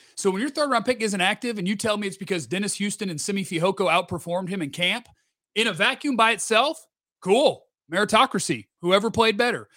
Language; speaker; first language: English; native; English